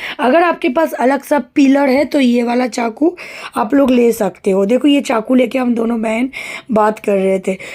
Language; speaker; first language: Hindi; non-native, local second language; Bangla